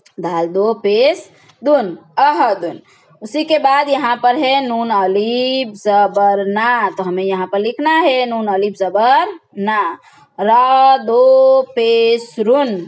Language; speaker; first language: Hindi; non-native, local second language; Gujarati